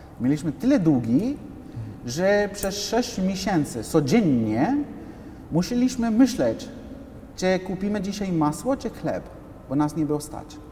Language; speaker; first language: Polish; non-native, fluent; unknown